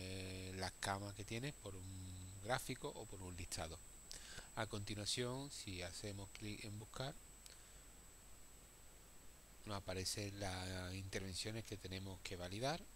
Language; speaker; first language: Spanish; native; Spanish